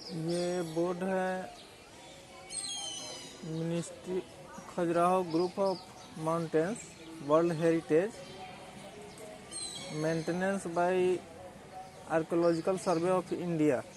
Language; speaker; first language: Hindi; native; Hindi